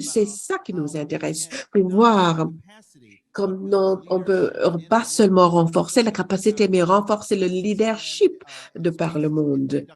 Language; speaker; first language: French; non-native, fluent; English